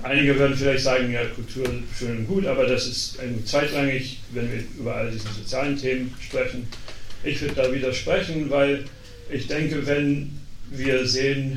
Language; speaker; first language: German; non-native, fluent; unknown